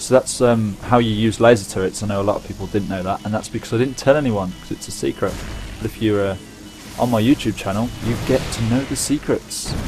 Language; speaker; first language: English; native; English